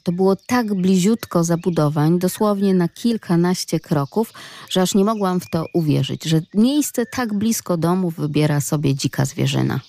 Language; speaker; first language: Polish; native; Polish